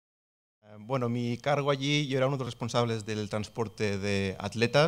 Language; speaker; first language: Spanish; non-native, local second language; Catalan